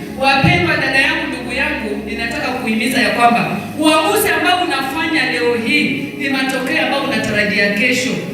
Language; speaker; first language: Swahili; non-native, local second language; Luyia